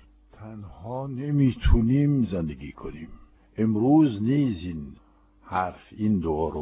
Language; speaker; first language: Persian; non-native, fluent; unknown